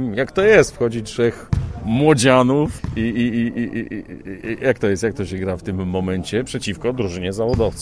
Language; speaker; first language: Polish; native; Polish